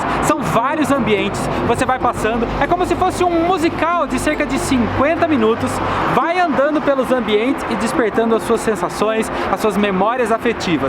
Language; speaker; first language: Portuguese; native; Portuguese